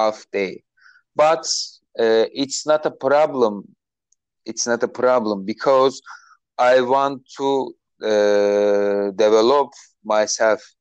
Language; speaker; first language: English; non-native, learner; Turkish